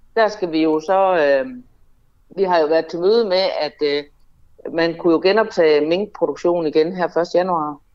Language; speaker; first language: Danish; native; Danish